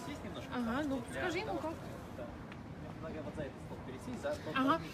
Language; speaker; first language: Russian; native; Russian